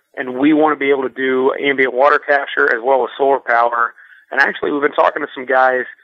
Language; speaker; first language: English; native; English